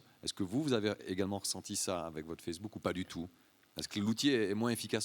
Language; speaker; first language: French; native; French